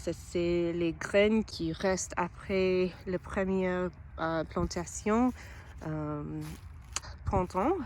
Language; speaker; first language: French; non-native, learner; English